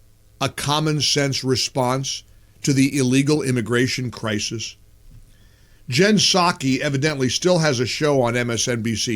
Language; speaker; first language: English; native; English